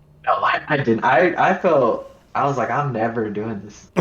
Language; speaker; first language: English; native; English